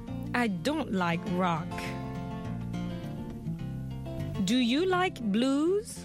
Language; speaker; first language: English; non-native, fluent; French